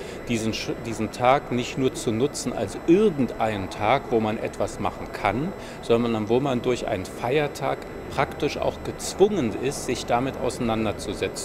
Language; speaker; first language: German; native; German